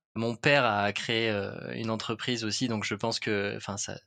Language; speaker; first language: French; native; French